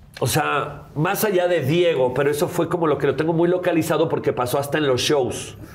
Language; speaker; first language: Spanish; native; Spanish